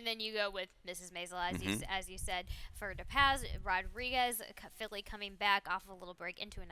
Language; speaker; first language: English; native; English